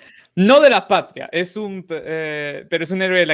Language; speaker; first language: Spanish; native; Spanish